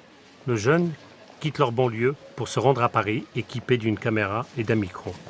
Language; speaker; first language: French; native; French